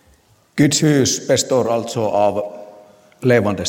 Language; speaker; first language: Swedish; non-native, local second language; Finnish